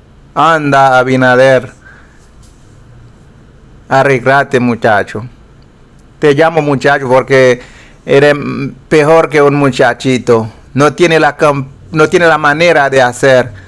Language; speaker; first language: Spanish; non-native, fluent; Haitian Creole